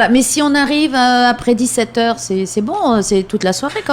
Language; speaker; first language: French; native; French